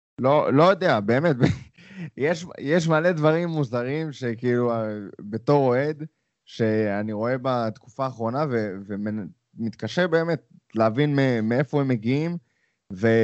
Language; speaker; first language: Hebrew; native; Hebrew